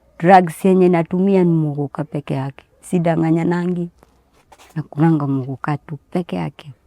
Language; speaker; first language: Swahili; native; Swahili